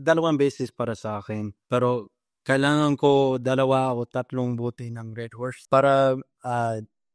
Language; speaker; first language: Filipino; non-native, learner; English